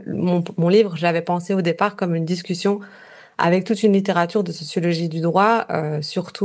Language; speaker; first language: French; native; French